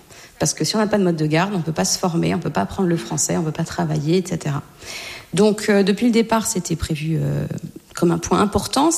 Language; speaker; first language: French; native; French